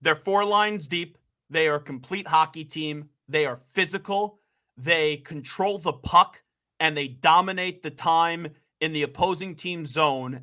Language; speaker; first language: English; native; English